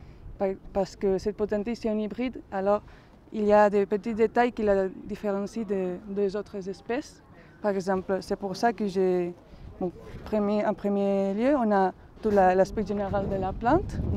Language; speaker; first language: French; non-native, fluent; Spanish